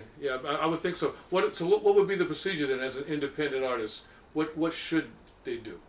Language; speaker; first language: English; native; English